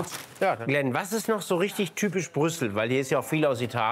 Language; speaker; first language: German; native; German